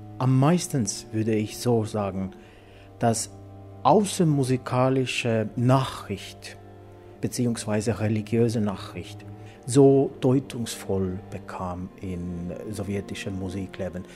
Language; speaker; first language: German; non-native, fluent; Estonian